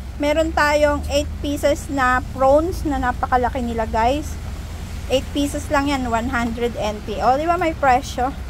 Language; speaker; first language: Filipino; non-native, local second language; Hiligaynon